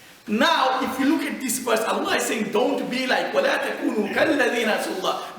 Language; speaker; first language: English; non-native, fluent; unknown